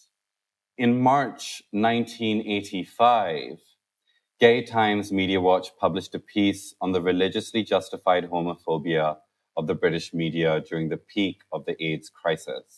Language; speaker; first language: English; non-native, local second language; Urdu